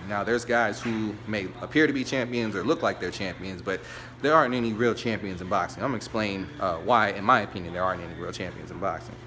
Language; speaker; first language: English; native; English